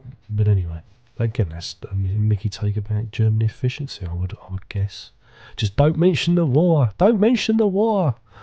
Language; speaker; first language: English; native; English